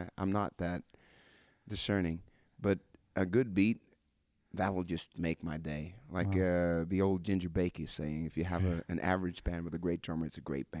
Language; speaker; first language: English; non-native, fluent; Norwegian